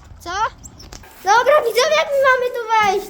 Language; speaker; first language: Polish; native; Polish